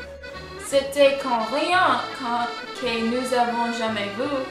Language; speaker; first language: French; non-native, learner; English